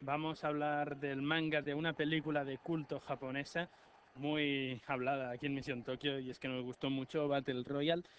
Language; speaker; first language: Spanish; native; Spanish